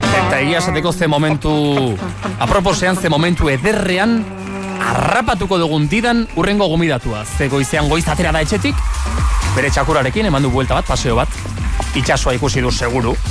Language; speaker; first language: Basque; native; Basque